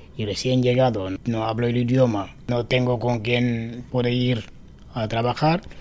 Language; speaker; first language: Spanish; non-native, fluent; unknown